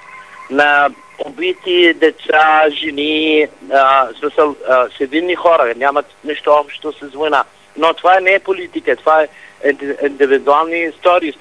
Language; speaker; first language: Bulgarian; non-native, fluent; Arabic